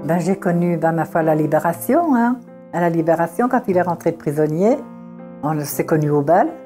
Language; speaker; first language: French; early bilingual, other home language; Italian